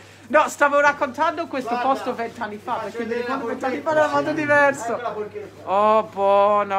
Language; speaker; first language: Italian; non-native, fluent; English